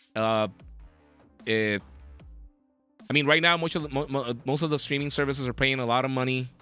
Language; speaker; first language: English; non-native, local second language; Spanish